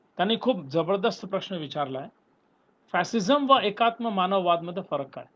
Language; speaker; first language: Marathi; non-native, local second language; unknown